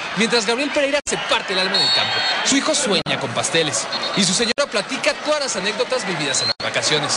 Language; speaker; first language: Spanish; native; Spanish